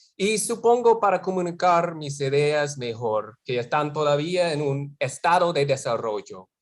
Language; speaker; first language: Spanish; non-native, fluent; English